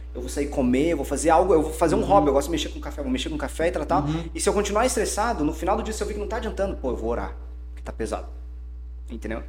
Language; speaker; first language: Portuguese; early bilingual, heritage; Portuguese